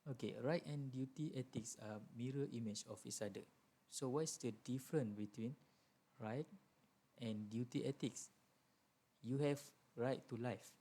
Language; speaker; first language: English; non-native, local second language; Malay